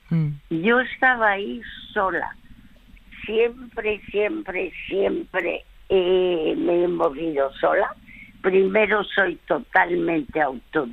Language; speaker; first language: Spanish; early bilingual, other home language; French